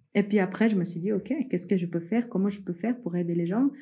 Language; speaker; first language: French; early bilingual, other home language; Spanish